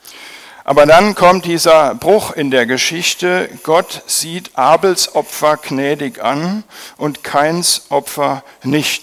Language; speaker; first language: German; native; German